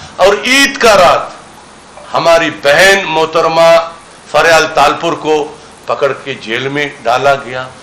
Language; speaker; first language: Urdu; non-native, local second language; Baluchi